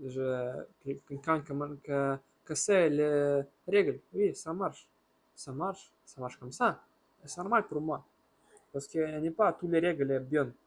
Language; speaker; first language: French; non-native, learner; Russian